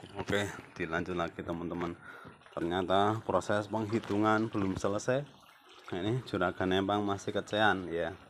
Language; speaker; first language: Indonesian; non-native, local second language; Javanese